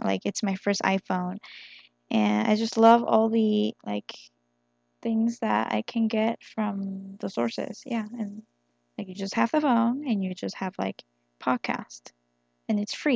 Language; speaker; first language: English; non-native, fluent; Korean